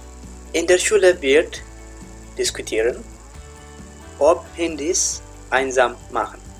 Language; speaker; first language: German; non-native, fluent; Tigrinya